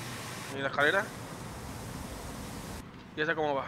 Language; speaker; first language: Spanish; native; Spanish